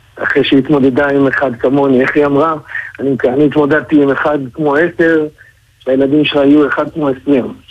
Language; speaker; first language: Hebrew; native; Hebrew